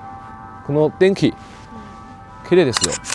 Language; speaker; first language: Japanese; non-native, learner; Chinese